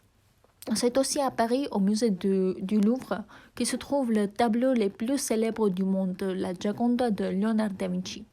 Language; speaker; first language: French; non-native, learner; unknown